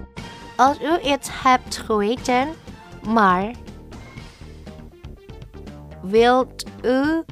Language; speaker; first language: Dutch; non-native, learner; Indonesian